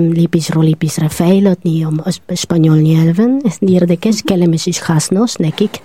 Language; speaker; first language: Hungarian; non-native, learner; Spanish